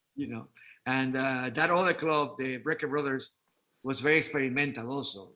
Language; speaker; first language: English; non-native, fluent; Spanish